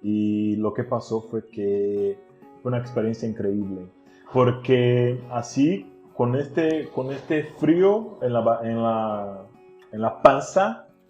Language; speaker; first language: Spanish; non-native, fluent; Portuguese